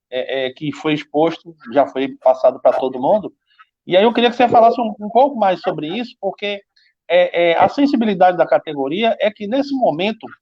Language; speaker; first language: Portuguese; native; Portuguese